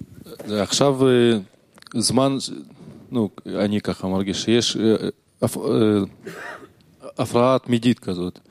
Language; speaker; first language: Hebrew; non-native, learner; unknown